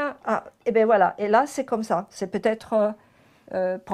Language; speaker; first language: French; non-native, fluent; Italian